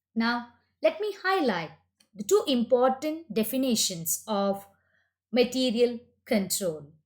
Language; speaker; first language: English; non-native, local second language; Kannada